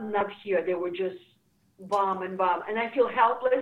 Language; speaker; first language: English; non-native, fluent; Ukrainian